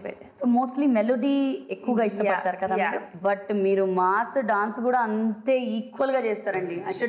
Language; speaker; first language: Telugu; native; Telugu